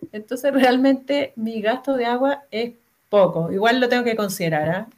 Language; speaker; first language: Spanish; native; Spanish